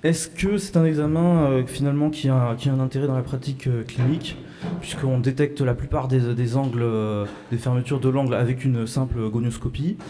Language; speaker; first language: French; native; French